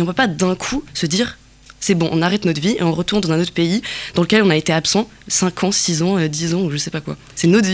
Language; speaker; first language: French; non-native, local second language; Arabic